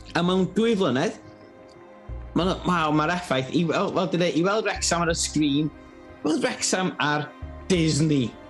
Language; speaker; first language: Welsh; native; Welsh